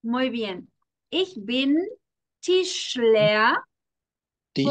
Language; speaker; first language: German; non-native, fluent; Spanish